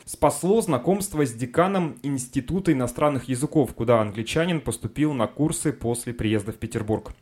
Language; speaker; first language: Russian; native; Russian